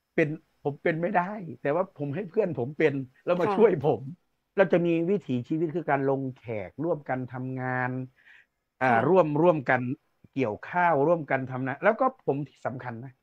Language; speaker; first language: Thai; non-native, local second language; Northeastern Thai